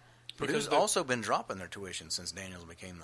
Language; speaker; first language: English; native; English